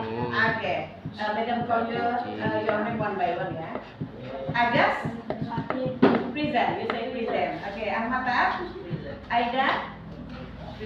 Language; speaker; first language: English; non-native, learner; Indonesian